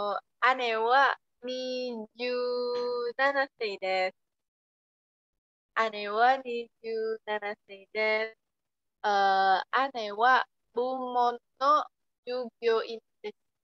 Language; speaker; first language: Japanese; non-native, learner; Indonesian